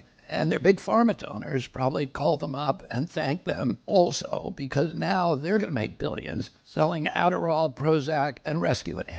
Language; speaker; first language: English; native; English